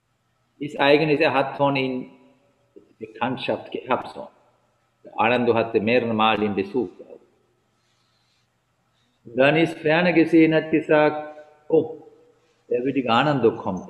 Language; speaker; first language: German; non-native, learner; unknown